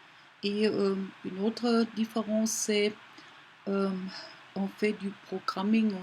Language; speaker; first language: French; non-native, fluent; German